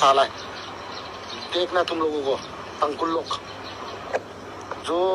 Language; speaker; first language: Hindi; non-native, local second language; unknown